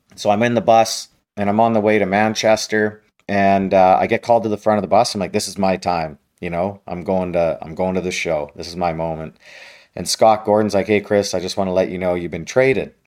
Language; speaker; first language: English; native; English